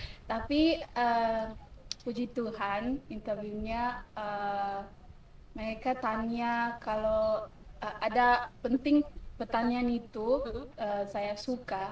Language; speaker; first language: Indonesian; non-native, learner; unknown